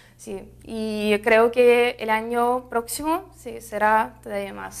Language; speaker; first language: Spanish; non-native, fluent; Russian